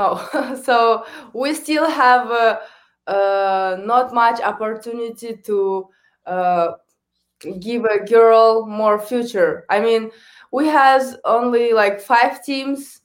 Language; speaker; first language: English; non-native, learner; Kazakh